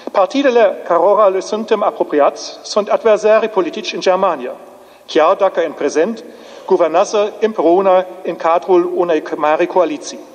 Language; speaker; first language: Romanian; non-native, fluent; German